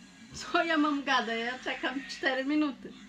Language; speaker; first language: Polish; non-native, fluent; Portuguese